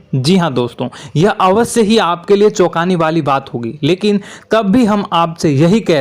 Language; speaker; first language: Hindi; native; Hindi